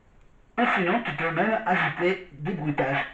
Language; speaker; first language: French; native; French